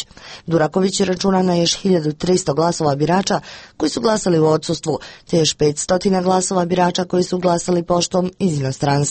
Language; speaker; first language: Croatian; native; Croatian